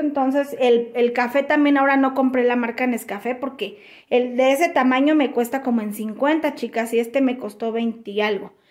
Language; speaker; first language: Spanish; native; Spanish